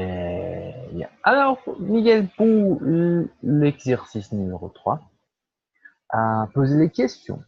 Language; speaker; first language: French; non-native, fluent; Portuguese